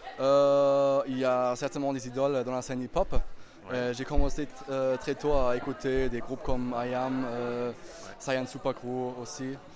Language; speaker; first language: French; non-native, fluent; German